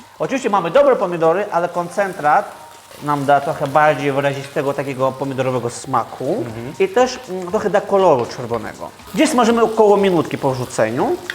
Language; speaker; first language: Polish; non-native, fluent; Georgian